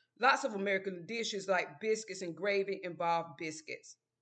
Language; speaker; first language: English; native; English